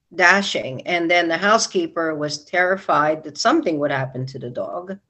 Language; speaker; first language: English; non-native, local second language; Filipino